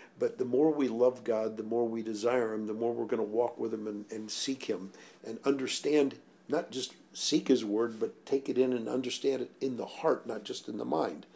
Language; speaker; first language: English; native; English